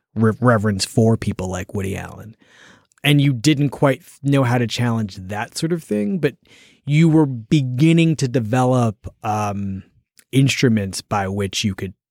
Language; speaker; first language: English; native; English